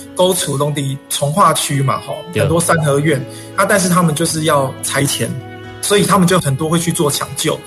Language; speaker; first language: Chinese; native; Chinese